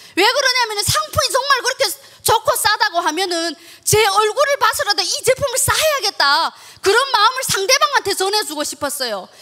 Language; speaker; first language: Korean; early bilingual, heritage; Korean